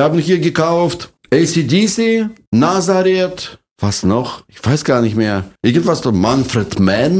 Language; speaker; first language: German; non-native, fluent; Russian